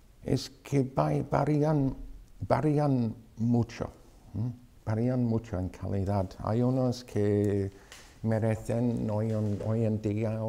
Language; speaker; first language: Spanish; non-native, fluent; English